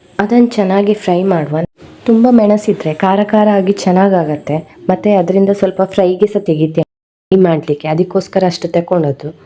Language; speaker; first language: Kannada; non-native, local second language; Tulu